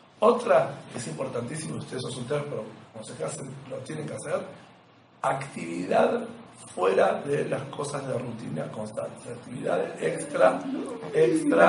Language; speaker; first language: Spanish; native; Spanish